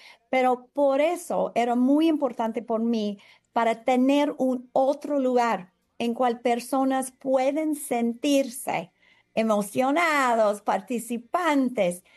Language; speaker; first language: Spanish; non-native, learner; English